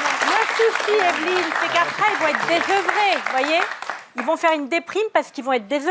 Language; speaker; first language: French; native; French